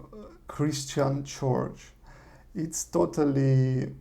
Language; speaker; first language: English; non-native, learner; Russian